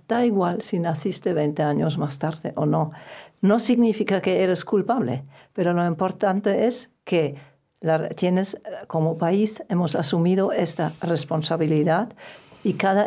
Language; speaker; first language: Spanish; non-native, fluent; German